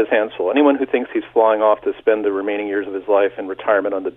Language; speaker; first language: English; native; English